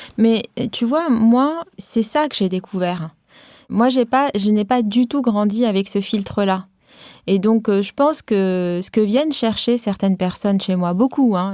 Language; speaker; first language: French; non-native, local second language; Arabic